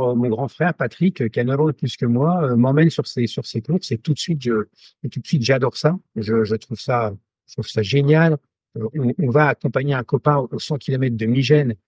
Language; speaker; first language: French; native; French